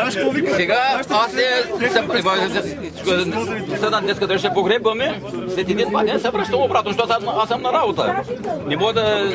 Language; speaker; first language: Bulgarian; non-native, local second language; Turkish